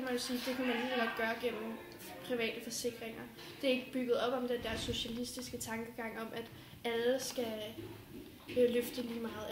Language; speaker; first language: Danish; native; Danish